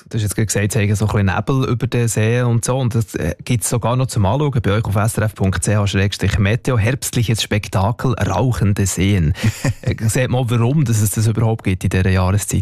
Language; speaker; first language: German; native; German